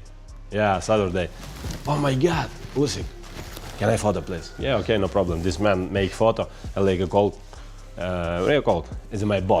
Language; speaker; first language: English; non-native, learner; Russian